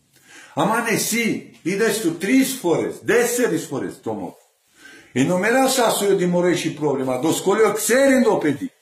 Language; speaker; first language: Greek; non-native, learner; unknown